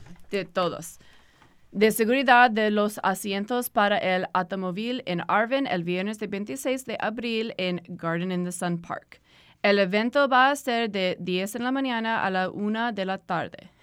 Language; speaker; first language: Spanish; non-native, learner; English